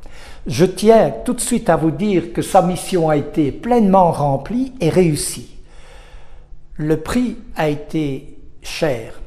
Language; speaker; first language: French; native; French